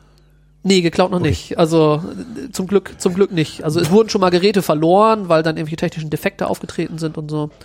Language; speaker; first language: German; native; German